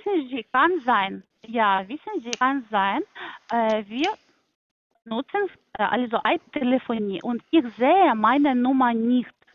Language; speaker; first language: German; non-native, learner; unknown